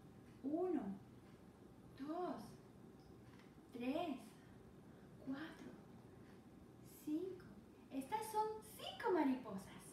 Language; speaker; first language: Spanish; non-native, fluent; English